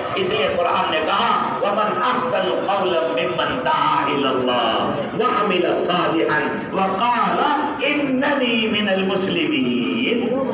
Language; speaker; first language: Urdu; native; Urdu